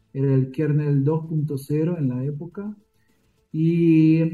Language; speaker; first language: Spanish; early bilingual, heritage; Spanish